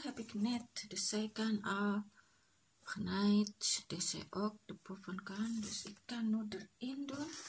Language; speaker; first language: Dutch; non-native, learner; Indonesian